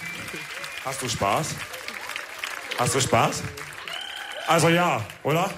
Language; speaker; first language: German; early bilingual, other home language; Wolof